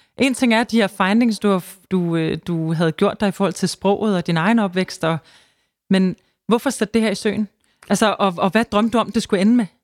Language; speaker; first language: Danish; native; Danish